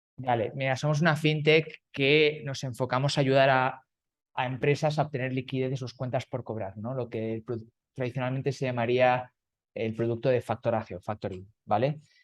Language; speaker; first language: Spanish; native; Spanish